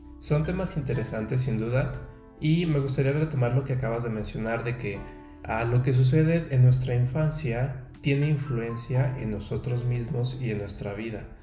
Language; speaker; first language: Spanish; native; Spanish